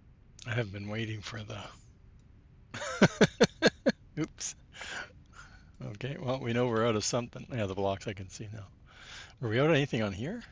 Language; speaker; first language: English; native; English